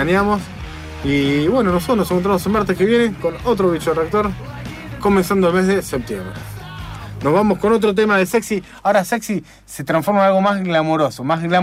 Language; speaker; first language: Spanish; native; Spanish